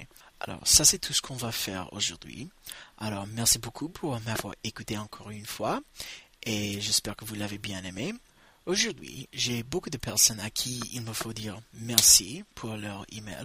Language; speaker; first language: French; non-native, fluent; English